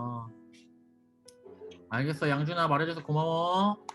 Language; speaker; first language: Korean; native; Korean